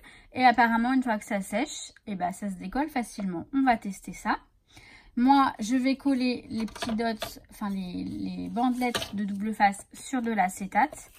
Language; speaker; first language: French; native; French